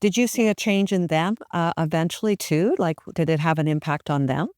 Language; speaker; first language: English; native; English